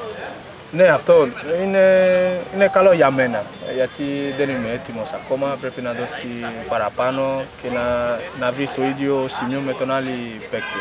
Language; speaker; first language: Greek; non-native, learner; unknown